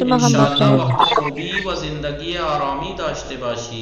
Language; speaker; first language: Persian; non-native, fluent; Urdu